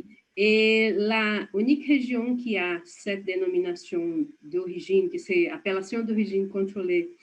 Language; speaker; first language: French; non-native, fluent; Portuguese